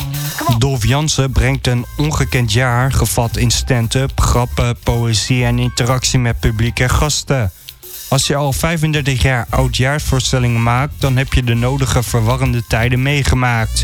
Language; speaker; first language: Dutch; native; Dutch